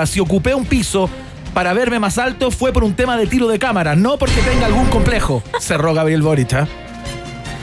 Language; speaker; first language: Spanish; native; Spanish